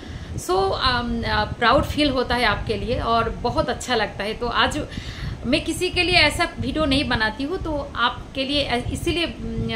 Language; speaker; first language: Hindi; non-native, local second language; Bangla